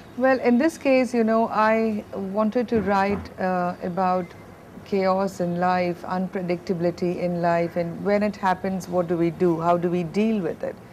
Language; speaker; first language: English; non-native, local second language; Malayalam